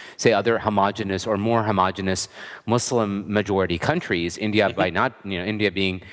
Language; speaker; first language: English; native; English